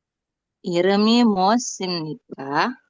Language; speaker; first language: Korean; non-native, learner; Indonesian